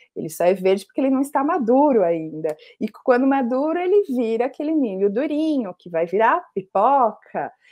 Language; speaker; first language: Portuguese; native; Portuguese